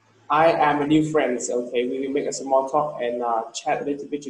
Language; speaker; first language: English; non-native, learner; Vietnamese